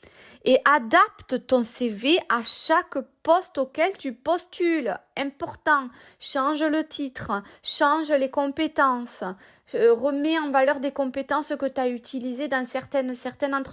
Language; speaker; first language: French; native; French